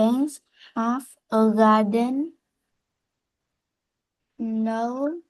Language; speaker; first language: English; non-native, learner; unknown